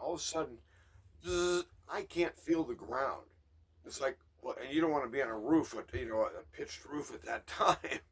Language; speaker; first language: English; native; English